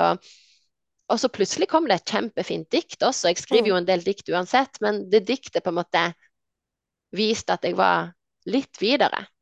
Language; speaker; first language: Norwegian; native; Norwegian